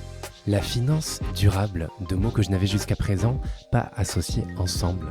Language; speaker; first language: French; native; French